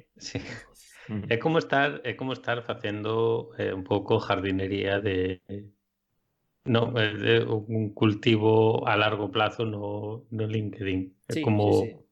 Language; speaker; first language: Galician; non-native, local second language; Spanish